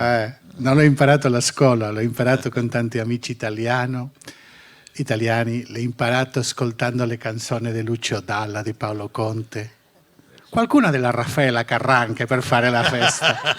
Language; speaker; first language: Italian; non-native, fluent; Catalan